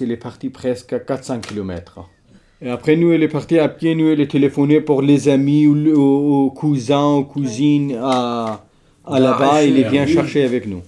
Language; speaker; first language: French; non-native, learner; Kurdish